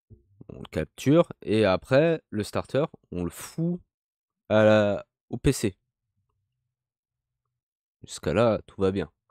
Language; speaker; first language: French; native; French